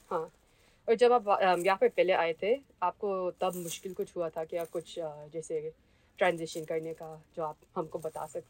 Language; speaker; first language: Hindi; early bilingual, heritage; Hindi